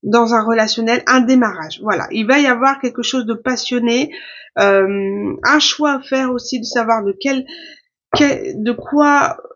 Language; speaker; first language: French; native; French